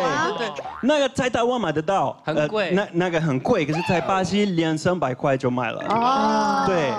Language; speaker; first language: Chinese; non-native, learner; Portuguese